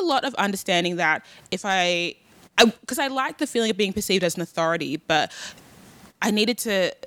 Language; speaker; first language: English; native; English